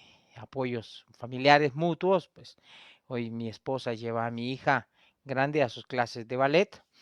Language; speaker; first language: Spanish; native; Spanish